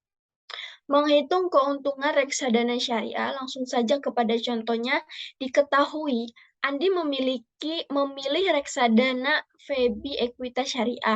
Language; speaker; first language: Indonesian; native; Indonesian